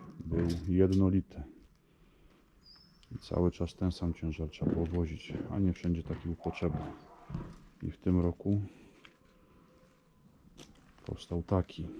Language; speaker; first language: Polish; native; Polish